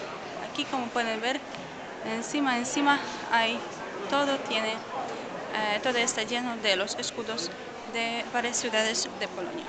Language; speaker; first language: Spanish; non-native, fluent; Polish